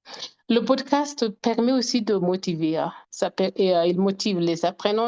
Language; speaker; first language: French; non-native, fluent; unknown